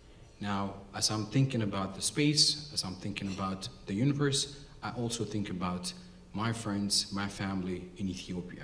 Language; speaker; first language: English; non-native, local second language; Amharic